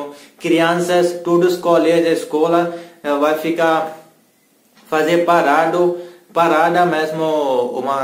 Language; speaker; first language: Portuguese; non-native, learner; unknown